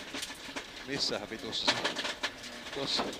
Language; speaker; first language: Finnish; native; Finnish